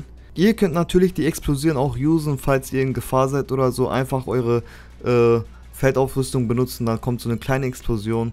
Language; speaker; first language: German; native; German